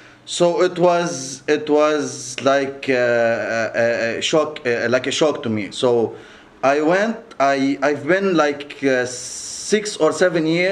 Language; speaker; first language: English; non-native, local second language; Arabic